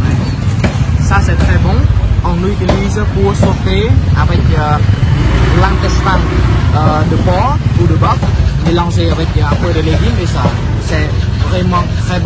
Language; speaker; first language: French; non-native, fluent; Khmer